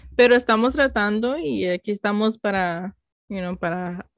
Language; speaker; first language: Spanish; early bilingual, heritage; Spanish